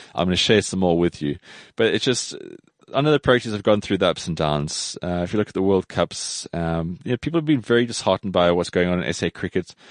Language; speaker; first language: English; native; English